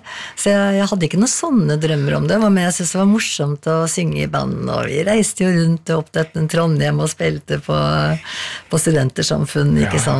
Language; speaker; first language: Norwegian; native; Norwegian